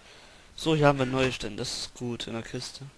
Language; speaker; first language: German; native; German